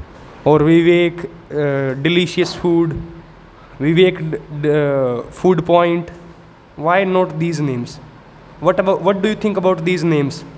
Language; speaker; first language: English; non-native, local second language; Hindi